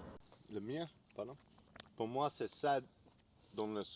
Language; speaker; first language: French; non-native, learner; English